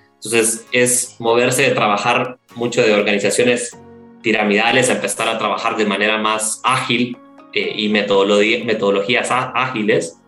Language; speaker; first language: Spanish; native; Spanish